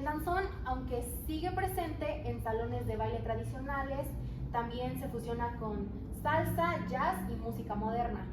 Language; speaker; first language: Spanish; native; Spanish